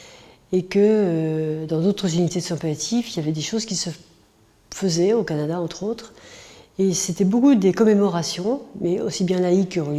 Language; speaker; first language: French; native; French